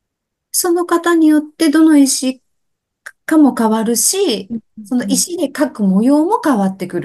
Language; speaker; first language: Japanese; native; Japanese